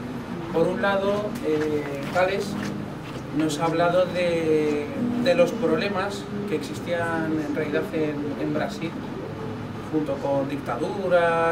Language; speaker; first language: Spanish; native; Spanish